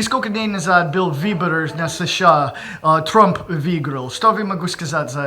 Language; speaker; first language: Russian; non-native, learner; English